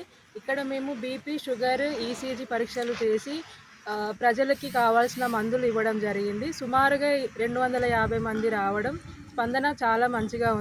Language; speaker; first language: Telugu; native; Telugu